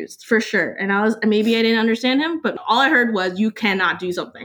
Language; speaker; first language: English; early bilingual, other home language; Cantonese